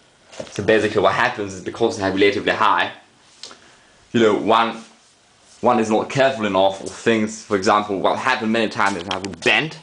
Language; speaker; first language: English; non-native, fluent; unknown